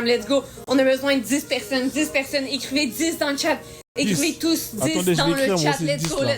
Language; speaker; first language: French; native; French